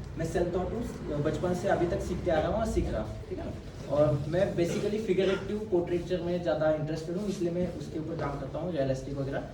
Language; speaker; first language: Hindi; non-native, local second language; Marathi